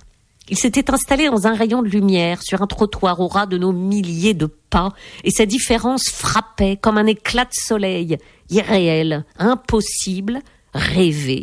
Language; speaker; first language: French; native; French